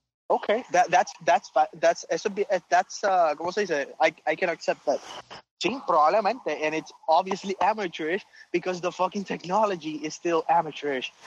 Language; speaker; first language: English; non-native, local second language; Spanish